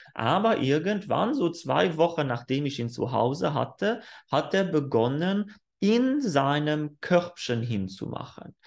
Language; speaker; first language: German; non-native, fluent; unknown